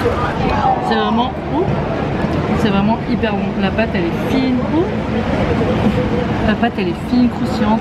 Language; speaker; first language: French; native; French